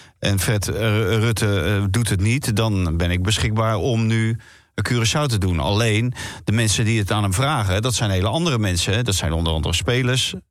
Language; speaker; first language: Dutch; native; Dutch